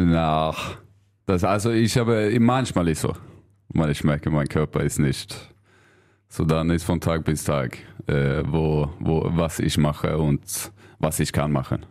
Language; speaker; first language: German; non-native, learner; Swedish